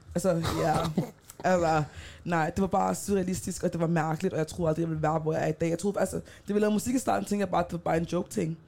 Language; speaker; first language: Danish; native; Danish